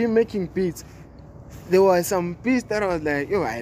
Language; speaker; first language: English; non-native, local second language; North Ndebele